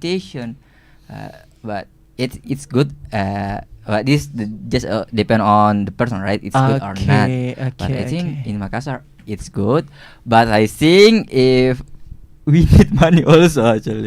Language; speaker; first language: English; non-native, learner; Indonesian